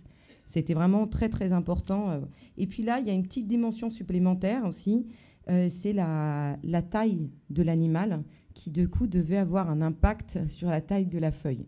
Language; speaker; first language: French; native; French